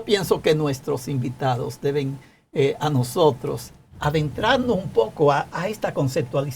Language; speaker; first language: Spanish; native; Spanish